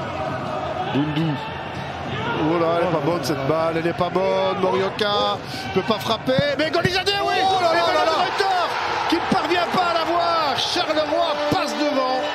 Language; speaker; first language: French; native; French